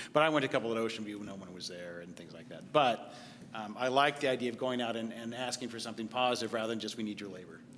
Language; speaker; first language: English; native; English